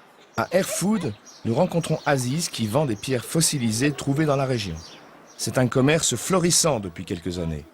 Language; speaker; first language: French; native; French